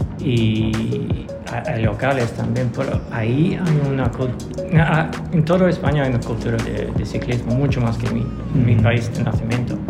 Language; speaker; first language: Spanish; non-native, learner; English